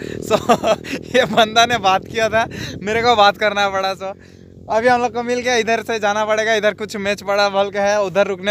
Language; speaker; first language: Hindi; non-native, local second language; Bangla